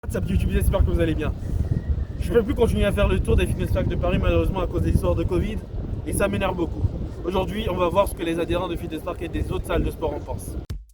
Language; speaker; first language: French; native; French